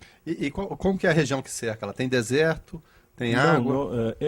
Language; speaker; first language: Portuguese; native; Portuguese